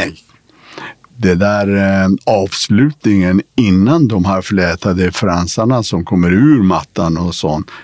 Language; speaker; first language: Swedish; non-native, fluent; Persian